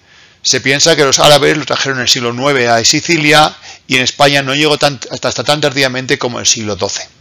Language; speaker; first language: Spanish; native; Spanish